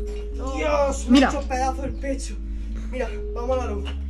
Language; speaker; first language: Spanish; native; Spanish